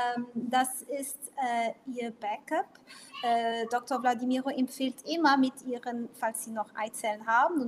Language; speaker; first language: German; non-native, local second language; Portuguese